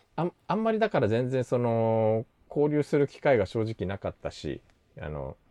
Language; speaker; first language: Japanese; native; Japanese